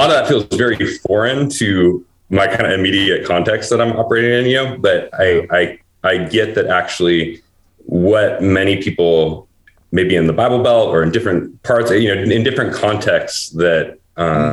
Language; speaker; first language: English; native; English